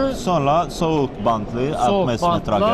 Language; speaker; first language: Turkish; non-native, learner; Arabic